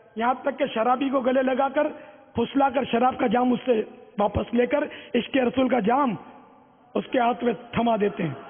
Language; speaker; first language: Urdu; non-native, local second language; Memoni